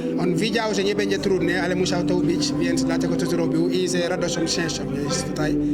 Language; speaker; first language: Polish; non-native, learner; Wolof